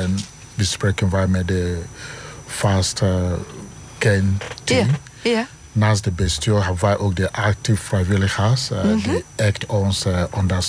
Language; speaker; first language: Dutch; non-native, learner; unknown